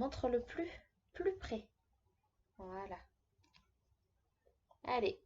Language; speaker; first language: French; native; French